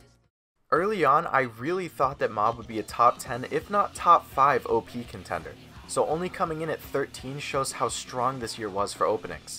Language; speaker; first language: English; native; English